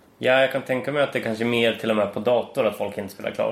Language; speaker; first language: Swedish; native; Swedish